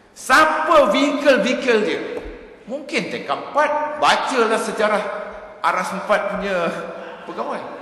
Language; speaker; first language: Malay; native; Malay